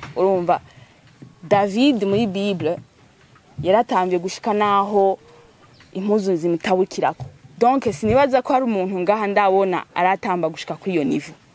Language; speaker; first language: Rundi; early bilingual, heritage; Rundi